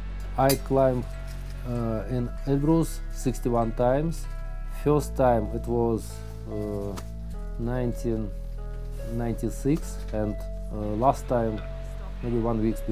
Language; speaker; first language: English; non-native, learner; Russian